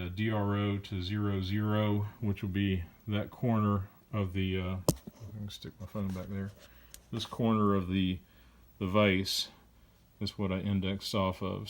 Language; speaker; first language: English; native; English